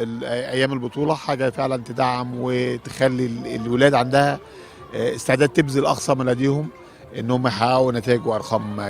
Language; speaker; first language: Arabic; native; Arabic